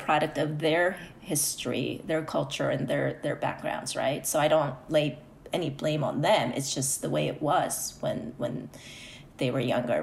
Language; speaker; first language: English; early bilingual, other home language; Korean